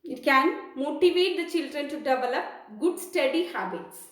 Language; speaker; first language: English; non-native, local second language; Malayalam